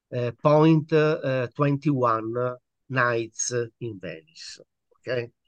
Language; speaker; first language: English; non-native, learner; Italian